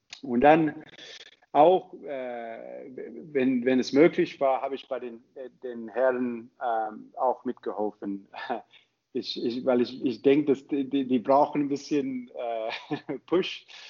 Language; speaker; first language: German; non-native, fluent; English